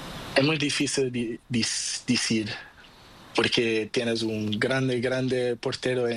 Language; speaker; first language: Spanish; non-native, learner; Portuguese